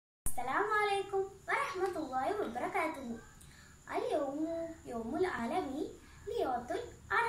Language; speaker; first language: Arabic; non-native, learner; Malayalam